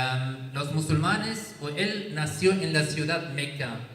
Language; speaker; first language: Spanish; non-native, learner; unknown